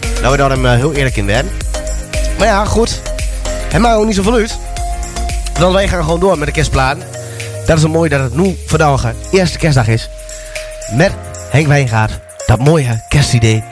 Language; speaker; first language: Dutch; native; Dutch